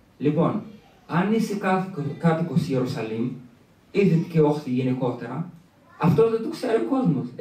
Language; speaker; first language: Greek; early bilingual, other home language; Arabic